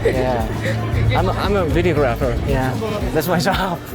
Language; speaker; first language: English; non-native, learner; Korean